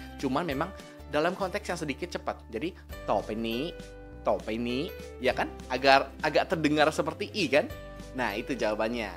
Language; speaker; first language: Indonesian; native; Indonesian